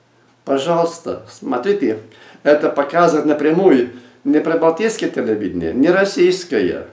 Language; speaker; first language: Russian; non-native, local second language; Lithuanian